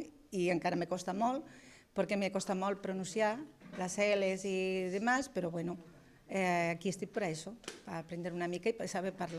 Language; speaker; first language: Catalan; non-native, local second language; Spanish